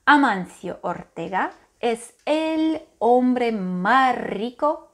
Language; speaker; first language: Spanish; non-native, fluent; Russian